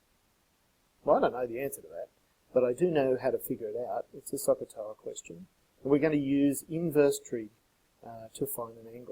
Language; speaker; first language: English; native; English